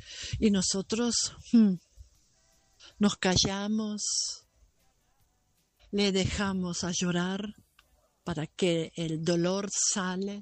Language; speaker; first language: Spanish; non-native, local second language; German